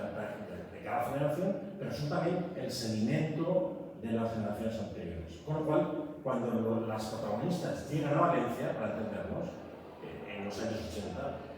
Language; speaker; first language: Spanish; native; Spanish